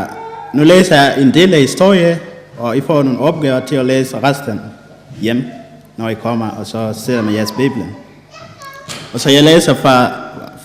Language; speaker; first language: Danish; non-native, fluent; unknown